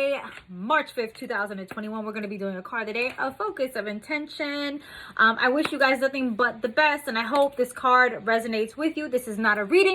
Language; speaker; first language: English; native; English